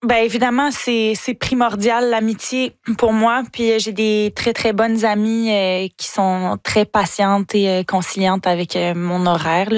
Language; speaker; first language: French; native; French